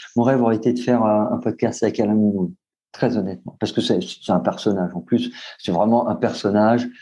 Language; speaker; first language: French; native; French